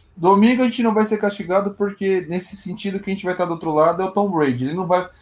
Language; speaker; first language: Portuguese; native; Portuguese